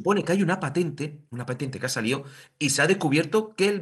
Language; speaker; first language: Spanish; native; Spanish